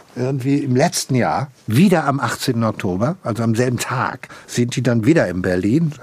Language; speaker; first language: German; native; German